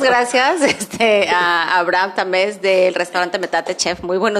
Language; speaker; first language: Spanish; native; Spanish